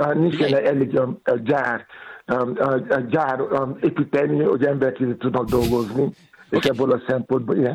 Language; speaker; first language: Hungarian; non-native, learner; Yoruba